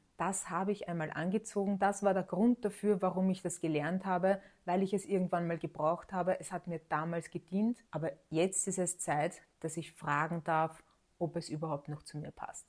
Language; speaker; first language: German; native; German